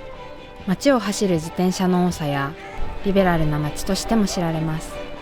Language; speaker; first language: Japanese; native; Japanese